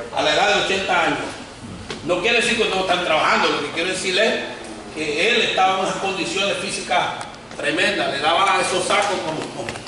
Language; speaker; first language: Spanish; native; Spanish